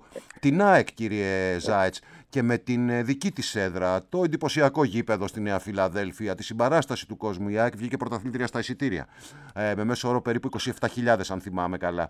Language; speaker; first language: Greek; native; Greek